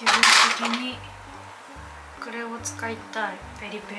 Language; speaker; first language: Korean; non-native, learner; Japanese